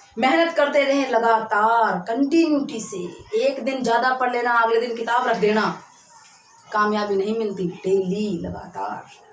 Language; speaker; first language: Hindi; native; Hindi